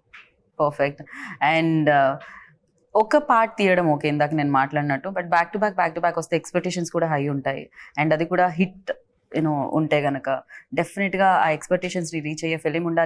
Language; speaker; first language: Telugu; native; Telugu